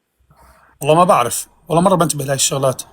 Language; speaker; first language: Arabic; native; Arabic